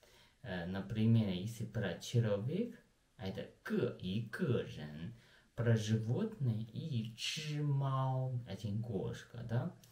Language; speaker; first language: Russian; non-native, learner; Chinese